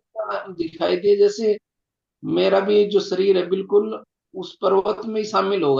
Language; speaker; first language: Hindi; native; Hindi